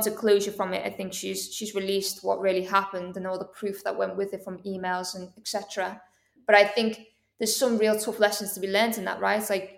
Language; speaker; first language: English; native; English